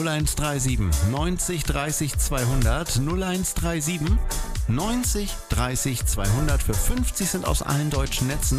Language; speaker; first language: German; native; German